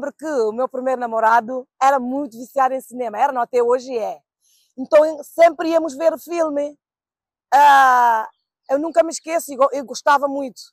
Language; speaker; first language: Portuguese; non-native, local second language; Kabuverdianu